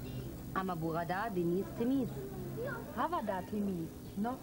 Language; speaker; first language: Turkish; non-native, learner; German